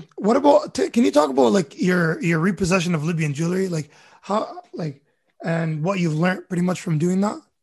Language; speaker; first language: English; early bilingual, other home language; Arabic